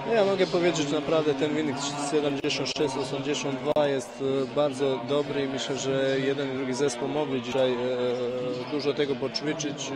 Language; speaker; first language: Polish; non-native, fluent; Bosnian